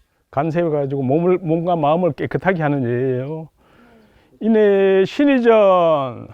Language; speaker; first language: Korean; native; Korean